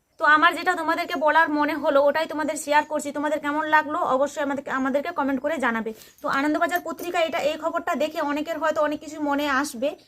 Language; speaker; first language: Bangla; non-native, local second language; Santali